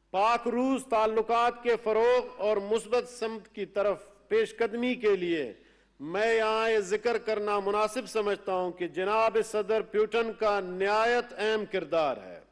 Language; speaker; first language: Urdu; non-native, local second language; Baluchi